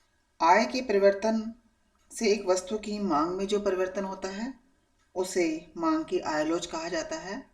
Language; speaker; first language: Hindi; native; Hindi